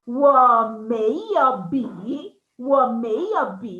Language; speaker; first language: Chinese; non-native, fluent; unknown